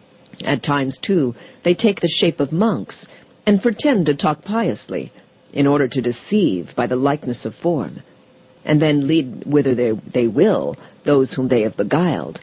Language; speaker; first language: English; native; English